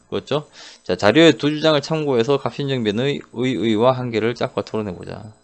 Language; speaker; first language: Korean; native; Korean